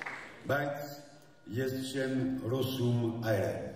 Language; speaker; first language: Armenian; non-native, learner; French